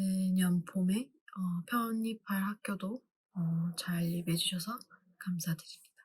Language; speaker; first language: Korean; early bilingual, heritage; Korean